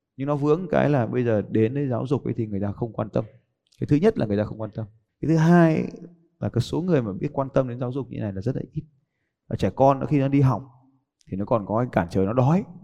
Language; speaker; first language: Vietnamese; native; Vietnamese